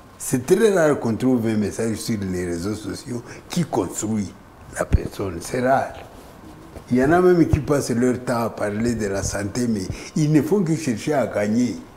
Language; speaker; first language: French; non-native, local second language; Kinyarwanda